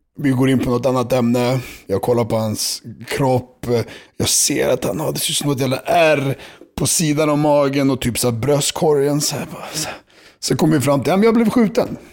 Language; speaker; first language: Swedish; early bilingual, other home language; Serbian